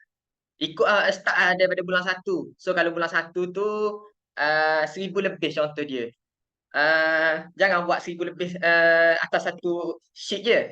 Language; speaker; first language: Malay; native; Malay